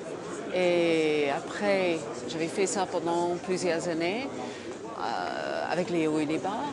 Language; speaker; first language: French; non-native, fluent; English